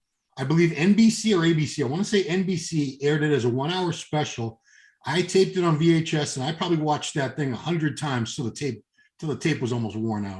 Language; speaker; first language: English; native; English